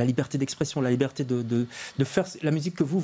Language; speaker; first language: French; native; French